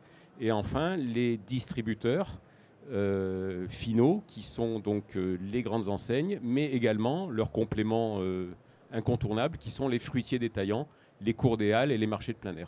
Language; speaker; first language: French; native; French